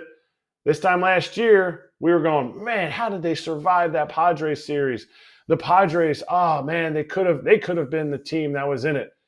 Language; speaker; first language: English; native; English